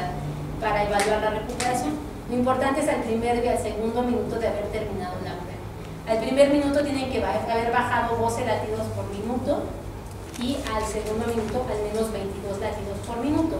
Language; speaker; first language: Spanish; native; Spanish